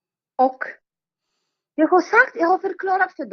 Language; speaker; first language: Swedish; non-native, learner; Polish